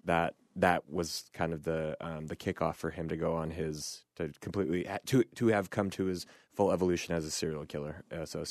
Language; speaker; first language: English; native; English